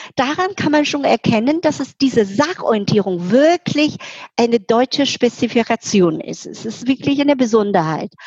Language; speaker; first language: German; non-native, fluent; Chinese